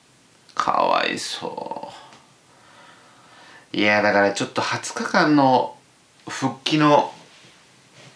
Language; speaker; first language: Japanese; native; Japanese